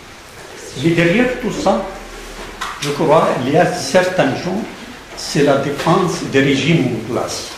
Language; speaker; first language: French; non-native, fluent; Arabic